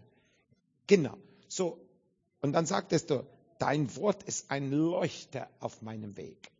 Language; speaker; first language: German; non-native, fluent; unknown